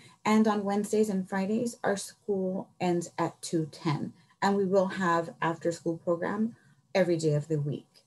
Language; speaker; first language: English; early bilingual, other home language; Spanish